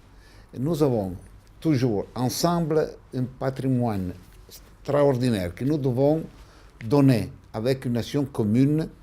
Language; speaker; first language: French; non-native, fluent; Italian